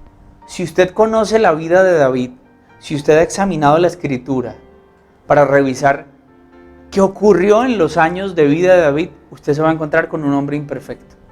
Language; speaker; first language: Spanish; native; Spanish